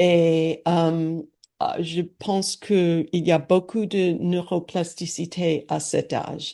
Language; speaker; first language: French; non-native, learner; English